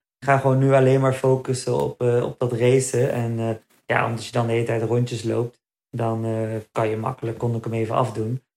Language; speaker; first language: Dutch; early bilingual, other home language; Berber languages